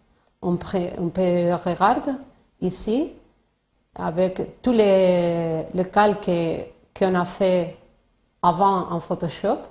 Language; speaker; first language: French; non-native, fluent; Spanish